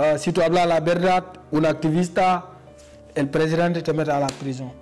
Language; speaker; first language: Spanish; non-native, learner; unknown